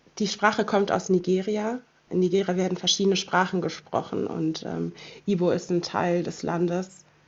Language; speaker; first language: German; early bilingual, other home language; Igbo